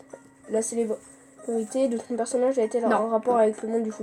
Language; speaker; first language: French; native; French